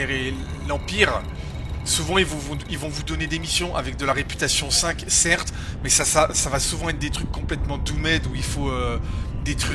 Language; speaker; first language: French; native; French